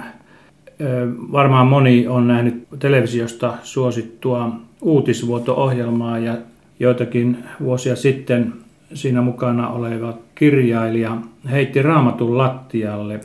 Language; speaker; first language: Finnish; native; Finnish